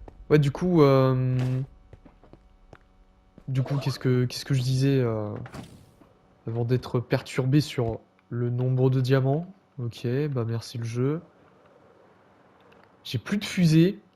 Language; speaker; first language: French; native; French